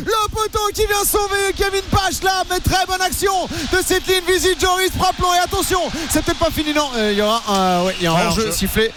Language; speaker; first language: French; native; French